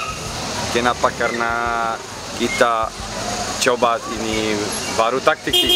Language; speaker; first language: Indonesian; non-native, learner; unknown